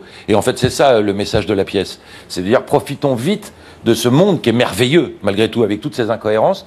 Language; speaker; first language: French; native; French